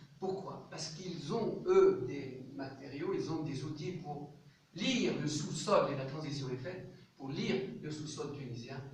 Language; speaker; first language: French; non-native, local second language; Arabic